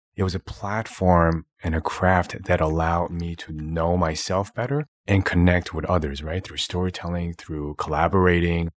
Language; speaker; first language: English; native; English